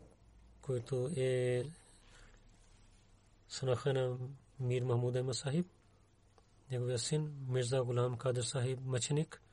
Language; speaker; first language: Bulgarian; non-native, learner; Urdu